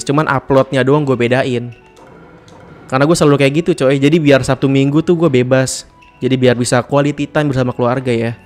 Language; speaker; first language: Indonesian; native; Indonesian